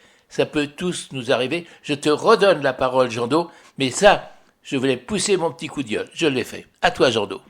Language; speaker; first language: French; native; French